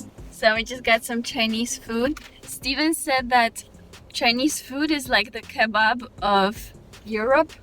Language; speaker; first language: English; non-native, fluent; Polish